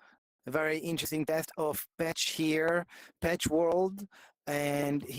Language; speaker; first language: English; non-native, fluent; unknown